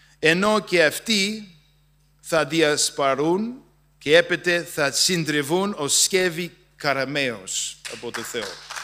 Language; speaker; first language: Greek; non-native, fluent; English